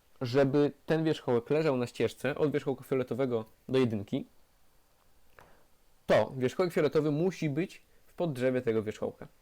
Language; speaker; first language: Polish; native; Polish